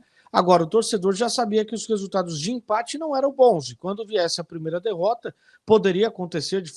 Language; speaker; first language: Portuguese; native; Portuguese